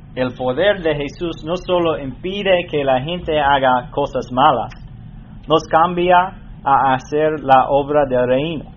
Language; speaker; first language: Spanish; non-native, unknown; English